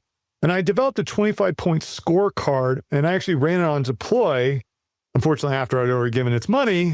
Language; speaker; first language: English; native; English